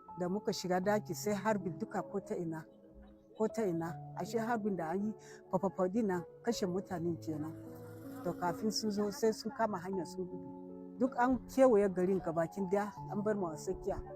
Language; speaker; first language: Hausa; non-native, local second language; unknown